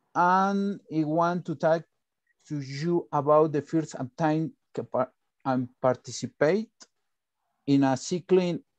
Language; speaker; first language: English; non-native, learner; Spanish